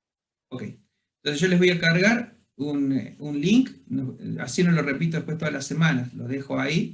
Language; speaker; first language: Spanish; native; Spanish